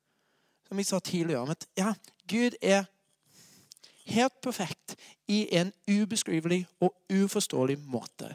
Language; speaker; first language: Norwegian; non-native, fluent; English